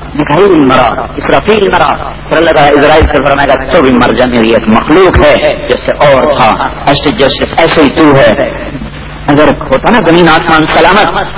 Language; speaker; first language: Urdu; non-native, local second language; Punjabi